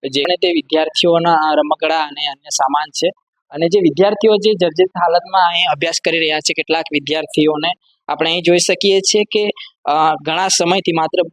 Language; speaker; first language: Gujarati; native; Gujarati